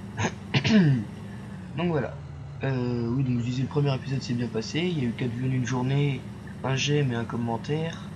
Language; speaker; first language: French; native; French